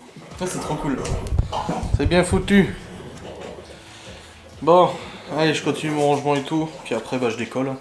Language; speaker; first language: French; native; French